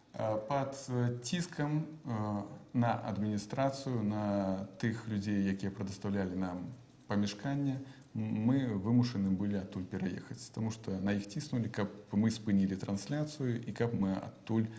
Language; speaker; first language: Belarusian; non-native, local second language; Russian